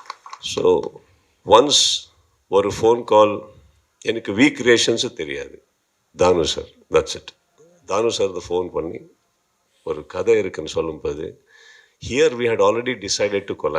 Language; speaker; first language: Tamil; non-native, learner; Kannada